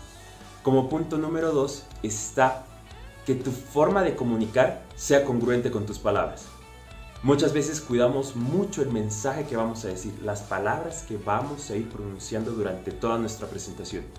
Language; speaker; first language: Spanish; native; Spanish